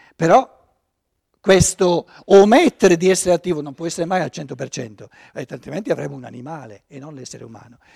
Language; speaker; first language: Italian; non-native, fluent; German